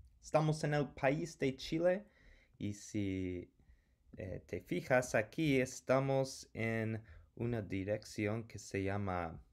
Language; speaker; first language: Spanish; non-native, fluent; English